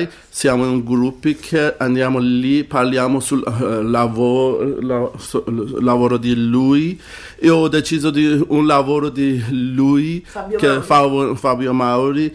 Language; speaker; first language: Italian; non-native, learner; Persian